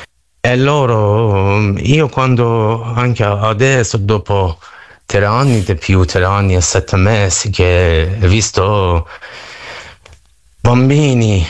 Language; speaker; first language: Italian; non-native, learner; Persian